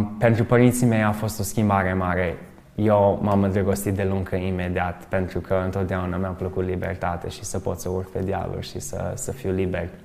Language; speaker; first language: Romanian; early bilingual, other home language; English